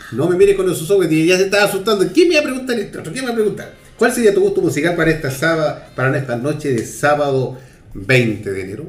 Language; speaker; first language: Spanish; native; Spanish